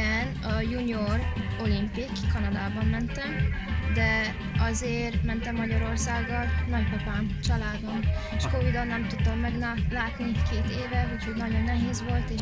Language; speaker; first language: Hungarian; early bilingual, heritage; English